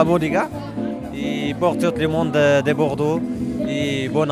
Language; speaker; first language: French; non-native, learner; Arabic